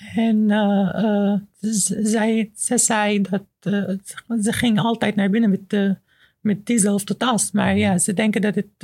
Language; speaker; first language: Dutch; non-native, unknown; Arabic